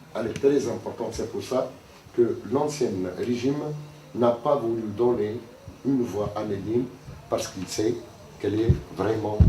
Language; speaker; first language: French; non-native, local second language; Arabic